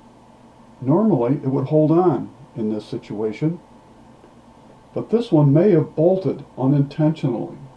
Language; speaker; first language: English; native; English